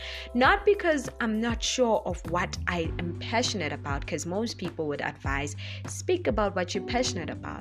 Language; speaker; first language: English; non-native, local second language; Zulu